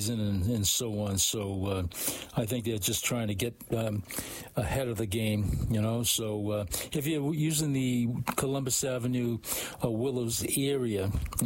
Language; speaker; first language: English; native; English